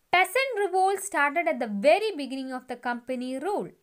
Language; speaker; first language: English; non-native, local second language; Malayalam